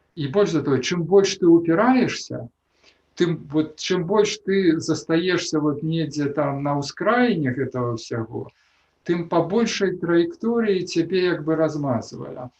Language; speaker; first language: Belarusian; non-native, local second language; Russian